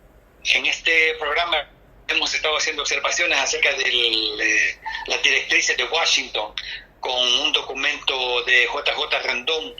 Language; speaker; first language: Spanish; native; Spanish